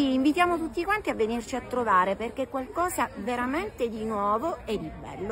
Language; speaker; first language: Italian; native; Italian